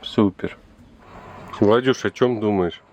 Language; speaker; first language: Russian; native; Russian